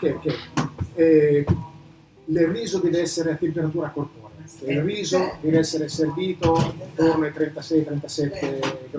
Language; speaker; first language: Italian; native; Italian